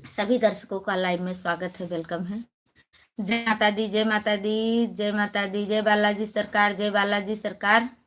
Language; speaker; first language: Hindi; native; Hindi